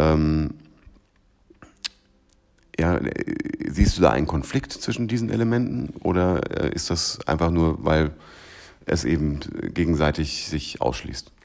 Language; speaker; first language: German; native; German